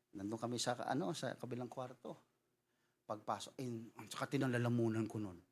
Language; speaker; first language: Filipino; non-native, local second language; Cebuano